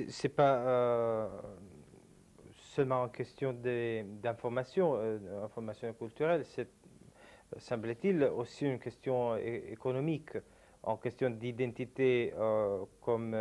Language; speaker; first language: French; non-native, fluent; Italian